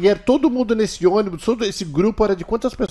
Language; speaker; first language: Portuguese; native; Portuguese